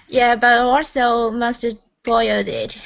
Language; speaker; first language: English; non-native, learner; Chinese